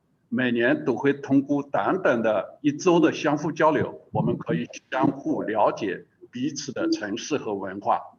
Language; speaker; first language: Chinese; native; Chinese